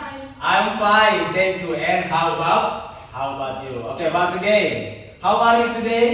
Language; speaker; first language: English; non-native, learner; Indonesian